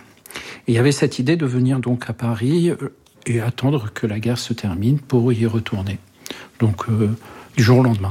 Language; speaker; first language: French; early bilingual, other home language; Arabic